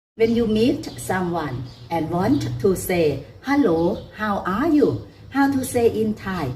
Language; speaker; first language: English; non-native, learner; Thai